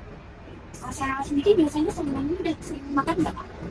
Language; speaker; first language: Indonesian; native; Indonesian